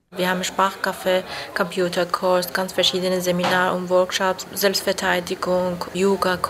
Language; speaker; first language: German; non-native, fluent; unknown